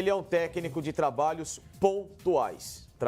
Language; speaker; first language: Portuguese; native; Portuguese